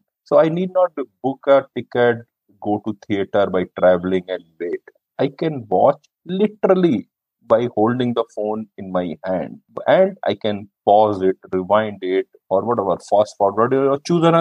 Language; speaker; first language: English; non-native, local second language; Hindi